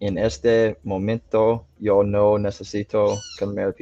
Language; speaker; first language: Spanish; non-native, learner; English